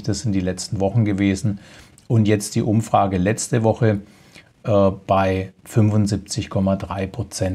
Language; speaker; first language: German; native; German